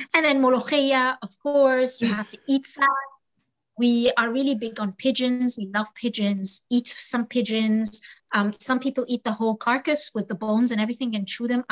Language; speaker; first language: English; non-native, fluent; Arabic